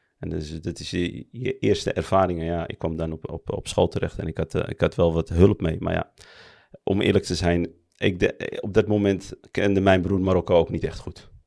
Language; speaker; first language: Dutch; early bilingual, other home language; Arabic